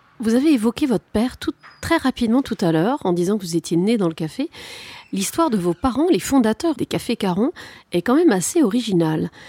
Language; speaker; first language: French; native; French